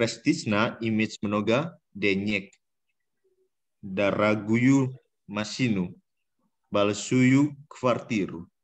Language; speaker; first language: Russian; non-native, learner; Indonesian